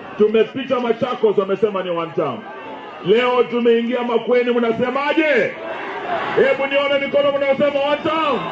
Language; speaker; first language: Swahili; non-native, local second language; Kikuyu